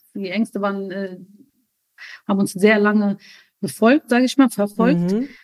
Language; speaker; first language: German; early bilingual, other home language; Arabic